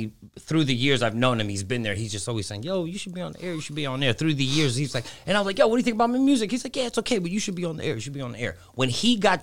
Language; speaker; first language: English; early bilingual, other home language; Greek